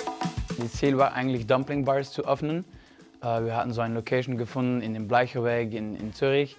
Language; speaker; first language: German; non-native, fluent; French